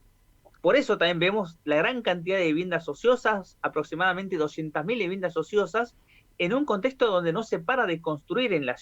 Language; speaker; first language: Spanish; native; Spanish